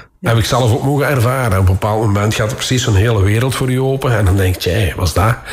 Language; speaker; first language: Dutch; native; Dutch